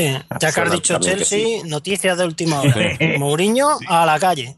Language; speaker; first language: Spanish; native; Spanish